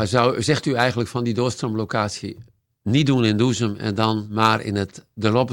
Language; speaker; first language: Dutch; native; Dutch